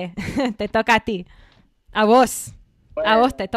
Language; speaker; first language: Spanish; non-native, fluent; English